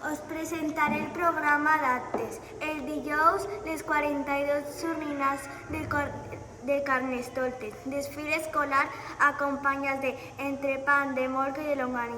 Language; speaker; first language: Catalan; non-native, local second language; Spanish